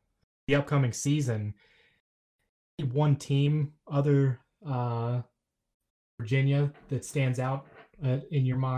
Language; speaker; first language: English; native; English